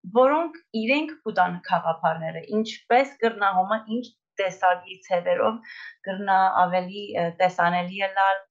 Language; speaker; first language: Armenian; early bilingual, heritage; Armenian